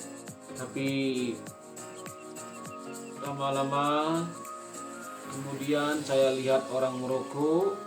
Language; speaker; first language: Indonesian; non-native, local second language; Sasak